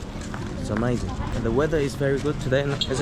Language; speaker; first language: English; non-native, fluent; Korean